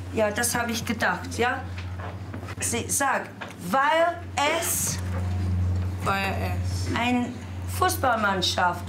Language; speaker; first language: German; non-native, fluent; English